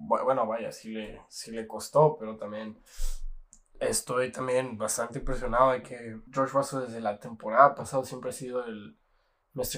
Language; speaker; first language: Spanish; native; Spanish